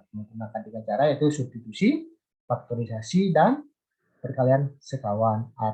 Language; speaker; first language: Indonesian; native; Indonesian